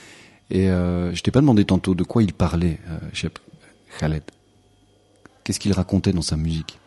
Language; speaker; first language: French; native; French